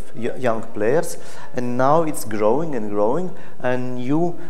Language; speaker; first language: English; non-native, fluent; Russian